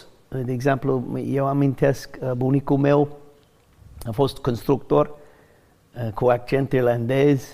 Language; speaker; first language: Romanian; non-native, learner; English